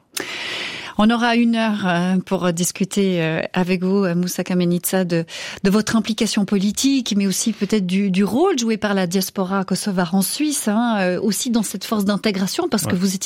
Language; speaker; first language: French; native; French